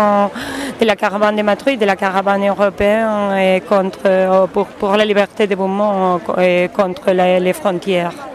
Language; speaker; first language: French; non-native, learner; Spanish